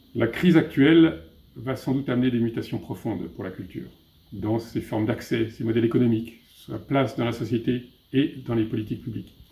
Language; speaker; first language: French; native; French